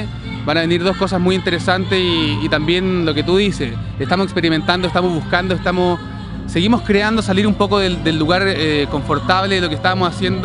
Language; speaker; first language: Spanish; native; Spanish